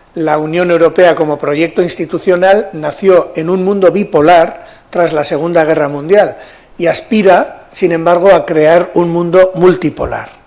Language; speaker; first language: Spanish; native; Spanish